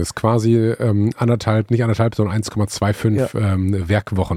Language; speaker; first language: German; native; German